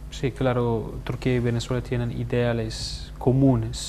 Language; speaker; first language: Spanish; non-native, fluent; Turkish